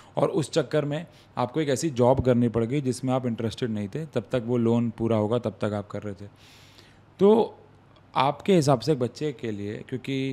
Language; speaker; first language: Hindi; native; Hindi